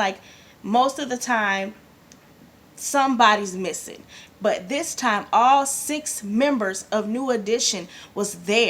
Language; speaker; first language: English; native; English